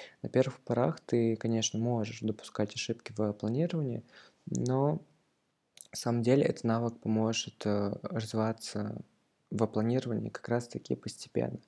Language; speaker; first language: Russian; native; Russian